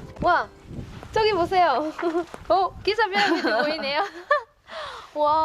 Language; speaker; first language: Korean; non-native, fluent; Arabic